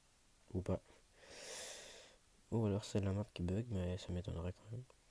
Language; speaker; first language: French; native; French